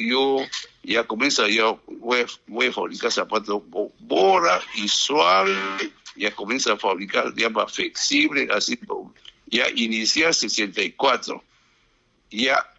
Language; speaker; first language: Spanish; non-native, learner; Chinese